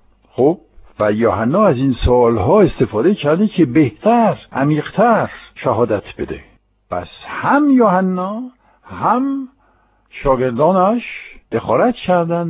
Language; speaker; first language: Persian; non-native, fluent; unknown